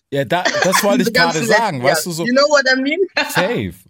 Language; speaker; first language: German; non-native, fluent; English